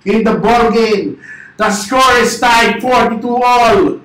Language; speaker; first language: English; non-native, local second language; Filipino